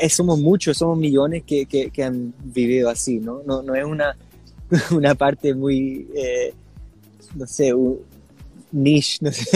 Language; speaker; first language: Spanish; early bilingual, heritage; Spanish